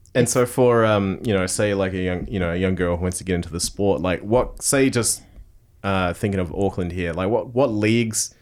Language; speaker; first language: English; native; English